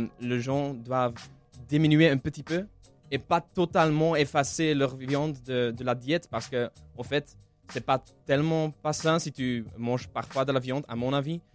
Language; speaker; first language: French; non-native, local second language; Dutch